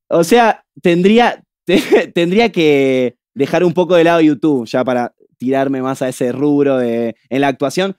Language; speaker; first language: Spanish; native; Spanish